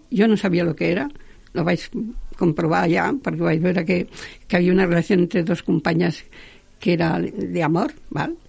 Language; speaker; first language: Catalan; non-native, local second language; Spanish